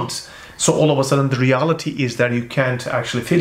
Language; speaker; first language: English; non-native, fluent; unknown